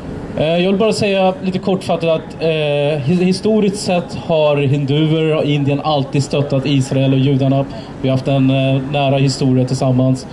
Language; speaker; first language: Swedish; early bilingual, other home language; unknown